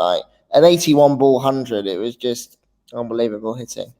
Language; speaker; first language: English; native; English